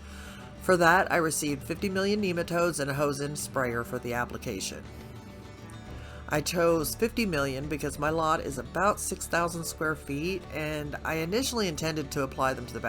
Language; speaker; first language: English; native; English